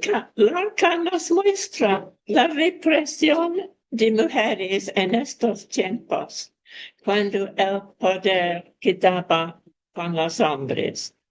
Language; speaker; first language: Spanish; non-native, fluent; English